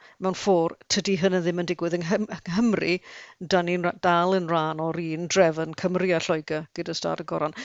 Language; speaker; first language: Welsh; native; Welsh